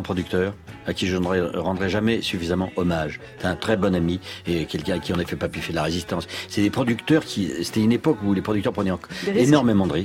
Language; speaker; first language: French; native; French